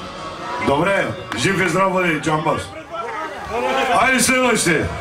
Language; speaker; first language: Bulgarian; non-native, local second language; Turkish